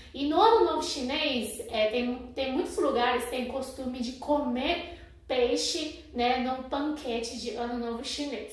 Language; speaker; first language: Portuguese; non-native, fluent; Chinese